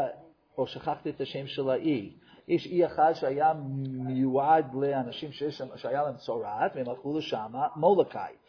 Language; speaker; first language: Hebrew; non-native, fluent; English